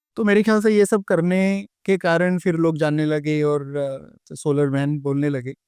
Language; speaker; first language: Hindi; native; Hindi